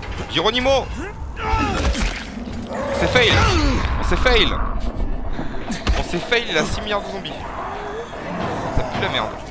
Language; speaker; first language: French; native; French